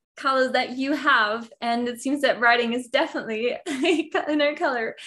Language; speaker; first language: English; non-native, fluent; German